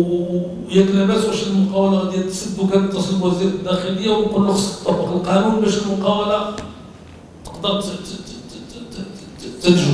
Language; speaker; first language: Arabic; native; Arabic